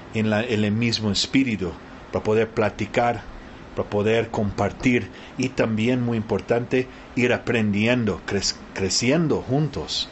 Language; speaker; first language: Spanish; early bilingual, heritage; Spanish